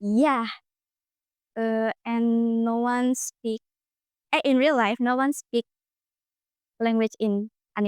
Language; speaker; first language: English; non-native, learner; Indonesian